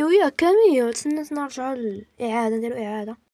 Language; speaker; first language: Arabic; native; Arabic